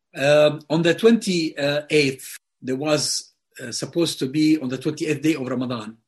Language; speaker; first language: English; non-native, fluent; Arabic